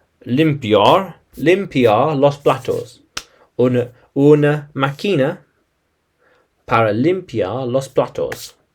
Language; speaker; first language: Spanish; non-native, learner; English